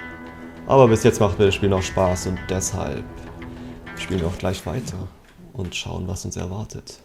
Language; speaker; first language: German; native; German